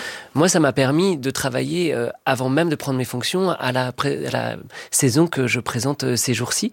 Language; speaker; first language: French; native; French